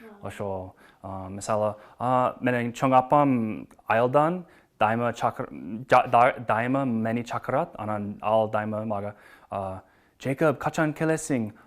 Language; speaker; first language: Kyrgyz; non-native, learner; English